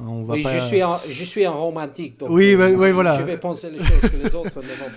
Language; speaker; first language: French; non-native, learner; English